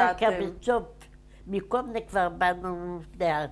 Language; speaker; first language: Hebrew; non-native, fluent; Yiddish